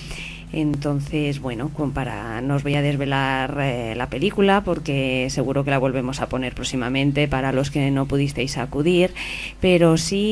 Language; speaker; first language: Spanish; native; Spanish